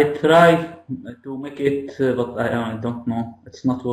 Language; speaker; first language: English; non-native, fluent; Arabic